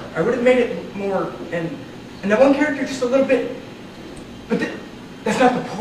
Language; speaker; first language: English; native; English